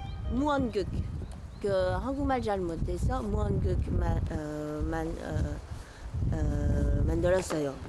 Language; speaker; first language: Korean; early bilingual, heritage; French